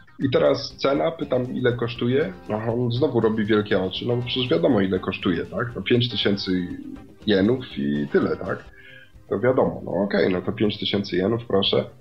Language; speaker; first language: Polish; native; Polish